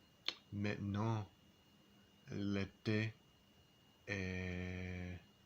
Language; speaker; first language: French; non-native, learner; English